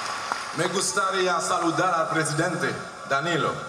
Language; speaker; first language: Spanish; non-native, learner; Haitian Creole